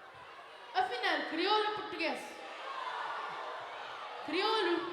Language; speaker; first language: Portuguese; non-native, local second language; Kabuverdianu